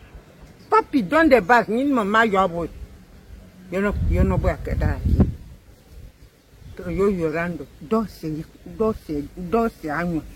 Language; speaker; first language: Spanish; non-native, learner; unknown